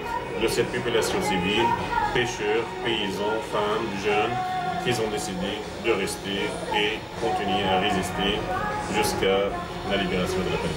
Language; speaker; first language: French; non-native, fluent; Arabic